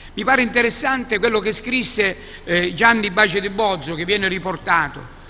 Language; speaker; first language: Italian; native; Italian